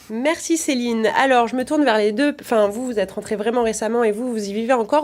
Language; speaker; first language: French; native; French